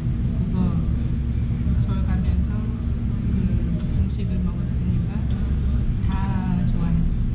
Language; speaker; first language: Korean; non-native, fluent; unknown